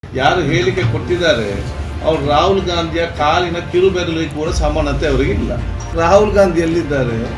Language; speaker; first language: Kannada; non-native, local second language; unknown